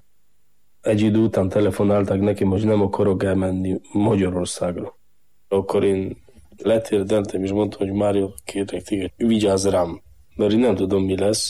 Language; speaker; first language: Hungarian; non-native, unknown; Polish